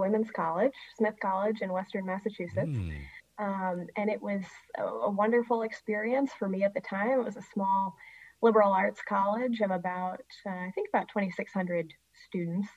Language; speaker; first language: English; native; English